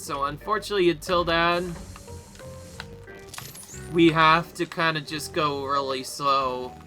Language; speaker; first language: English; native; English